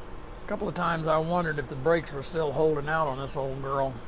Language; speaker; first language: English; native; English